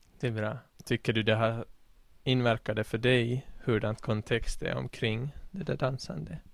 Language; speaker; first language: Swedish; native; Swedish